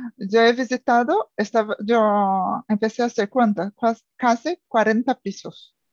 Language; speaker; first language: Spanish; non-native, fluent; Portuguese